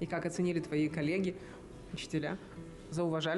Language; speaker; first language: Russian; native; Russian